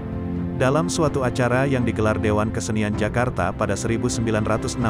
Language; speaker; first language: Indonesian; native; Indonesian